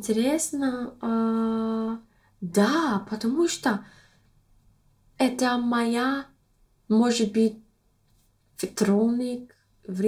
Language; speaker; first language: Russian; non-native, learner; English